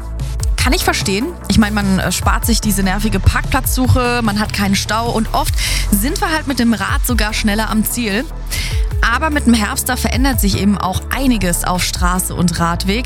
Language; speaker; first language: German; native; German